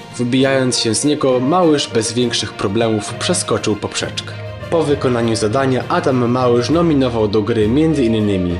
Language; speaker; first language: Polish; native; Polish